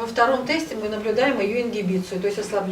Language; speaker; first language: Russian; native; Russian